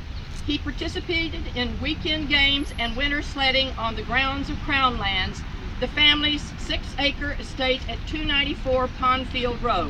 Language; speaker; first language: English; native; English